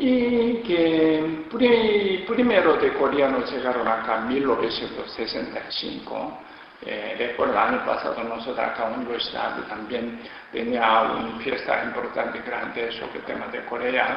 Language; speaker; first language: Spanish; non-native, learner; Korean